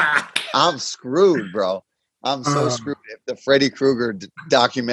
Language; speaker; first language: English; native; English